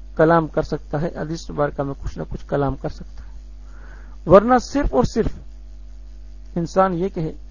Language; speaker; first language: Urdu; native; Urdu